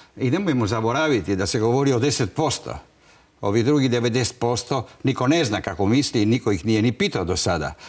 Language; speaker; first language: Croatian; non-native, local second language; Italian